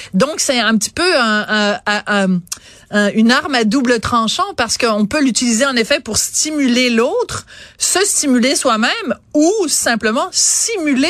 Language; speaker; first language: French; native; French